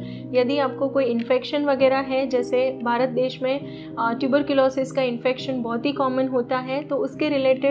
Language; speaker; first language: Hindi; non-native, local second language; Gujarati